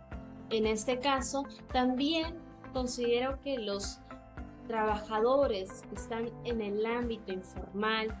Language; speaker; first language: Spanish; native; Spanish